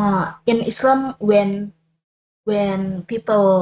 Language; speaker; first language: English; non-native, learner; Indonesian